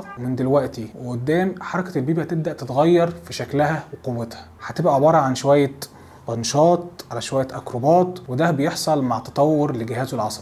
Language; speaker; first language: Arabic; native; Arabic